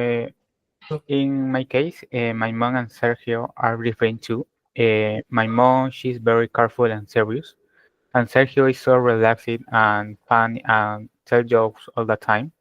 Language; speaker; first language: English; non-native, learner; Spanish